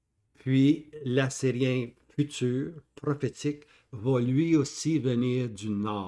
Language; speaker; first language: French; native; French